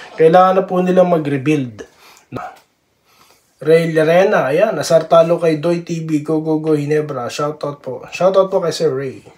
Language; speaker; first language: Filipino; native; Filipino